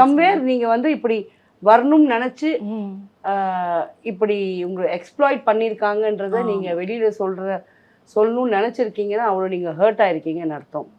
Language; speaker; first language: Tamil; native; Tamil